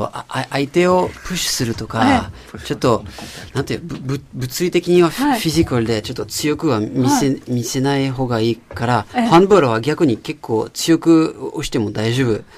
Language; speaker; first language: Japanese; non-native, learner; French